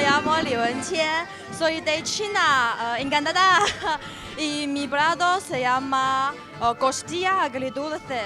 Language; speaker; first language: Spanish; non-native, learner; Chinese